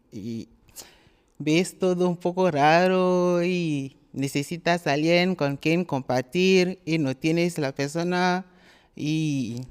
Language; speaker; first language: Spanish; non-native, learner; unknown